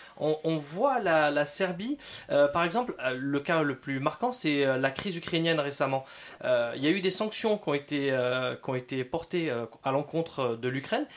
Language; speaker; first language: French; native; French